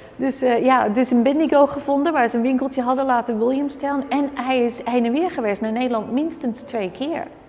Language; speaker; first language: Dutch; native; Dutch